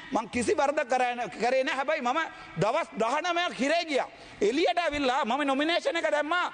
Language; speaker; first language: Sinhala; non-native, local second language; Tamil